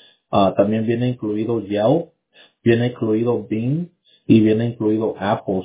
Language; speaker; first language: Spanish; early bilingual, heritage; Spanish